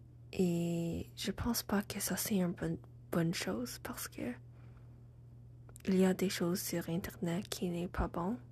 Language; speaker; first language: French; non-native, learner; English